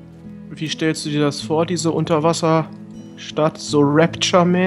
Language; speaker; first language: German; native; German